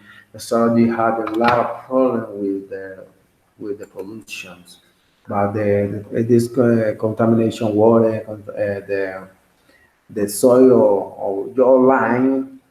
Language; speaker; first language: English; non-native, learner; Spanish